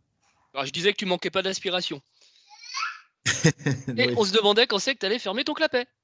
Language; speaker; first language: French; native; French